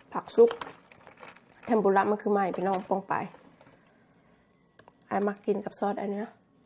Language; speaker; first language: Thai; native; Thai